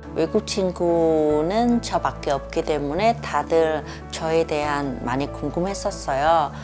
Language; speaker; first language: Korean; non-native, learner; Vietnamese